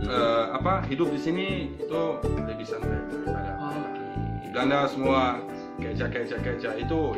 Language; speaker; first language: Indonesian; non-native, learner; Dutch